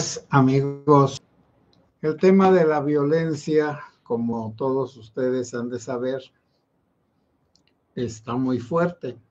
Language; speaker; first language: Spanish; native; Spanish